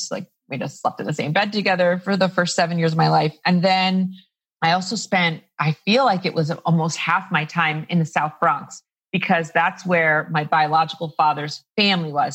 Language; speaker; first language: English; native; English